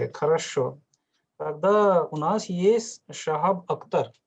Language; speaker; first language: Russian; non-native, fluent; Hindi